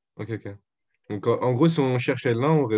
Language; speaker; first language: French; native; French